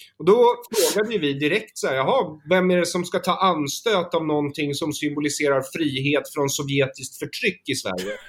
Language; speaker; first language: Swedish; native; Swedish